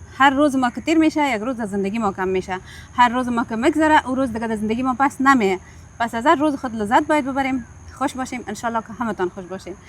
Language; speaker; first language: Persian; native; Persian